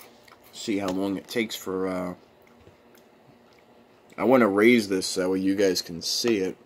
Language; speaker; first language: English; native; English